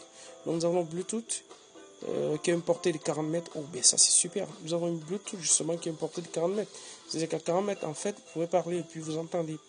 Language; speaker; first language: French; native; French